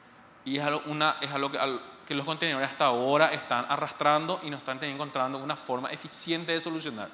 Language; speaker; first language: Spanish; native; Spanish